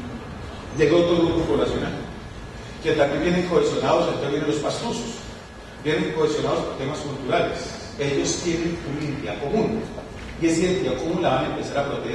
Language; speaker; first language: Spanish; native; Spanish